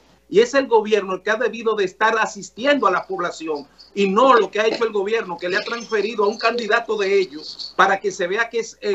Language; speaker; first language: Spanish; native; Spanish